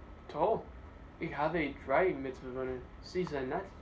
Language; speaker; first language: German; non-native, learner; English